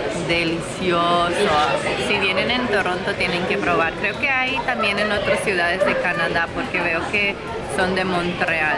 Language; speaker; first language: Spanish; non-native, fluent; Croatian